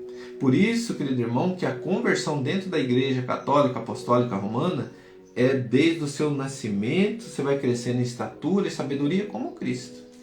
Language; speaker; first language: Portuguese; native; Portuguese